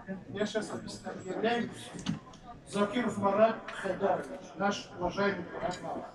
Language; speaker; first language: Russian; non-native, learner; Tajik